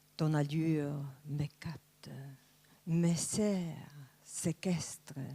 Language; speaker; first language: French; non-native, fluent; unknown